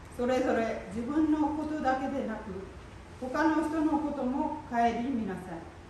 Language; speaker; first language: Japanese; native; Japanese